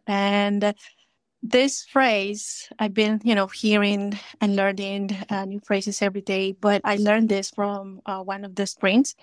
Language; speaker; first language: English; non-native, fluent; Spanish